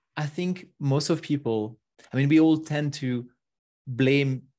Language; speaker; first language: English; non-native, fluent; French